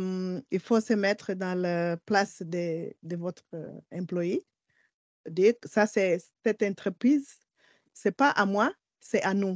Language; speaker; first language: French; non-native, learner; Portuguese